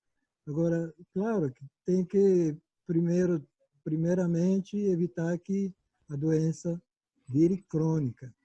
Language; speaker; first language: Portuguese; non-native, fluent; Italian